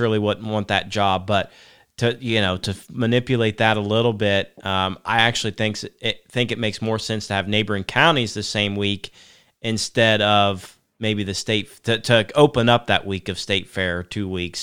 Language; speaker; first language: English; native; English